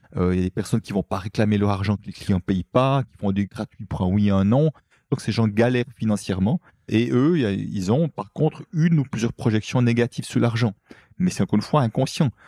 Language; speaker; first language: French; native; French